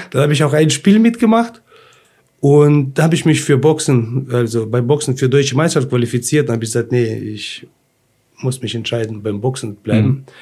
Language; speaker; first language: German; early bilingual, other home language; Russian